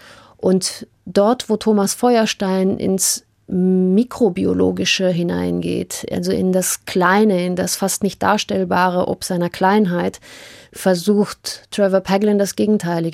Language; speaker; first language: German; early bilingual, heritage; German